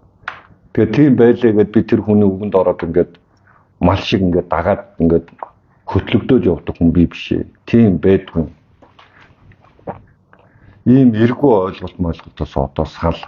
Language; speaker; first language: Mongolian; native; Mongolian